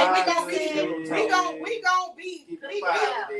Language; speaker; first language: English; native; English